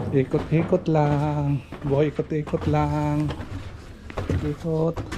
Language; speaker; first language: Filipino; non-native, local second language; Waray